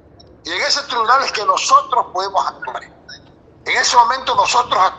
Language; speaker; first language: Spanish; native; Spanish